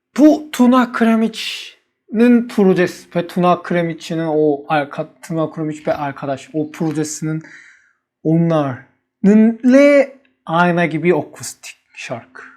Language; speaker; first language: Turkish; non-native, learner; Korean